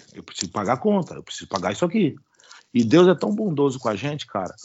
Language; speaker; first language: Portuguese; native; Portuguese